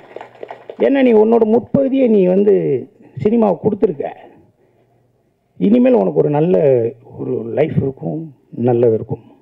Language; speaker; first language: Tamil; native; Tamil